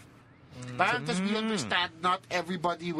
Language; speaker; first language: English; non-native, local second language; Filipino